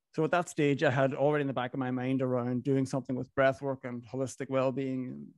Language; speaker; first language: English; native; English